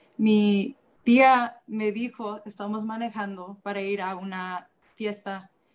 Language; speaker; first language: Spanish; early bilingual, heritage; Spanish